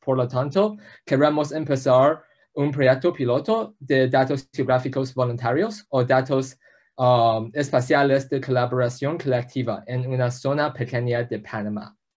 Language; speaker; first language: Spanish; non-native, learner; English